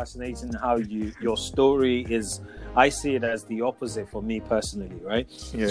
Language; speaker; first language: English; non-native, local second language; Yoruba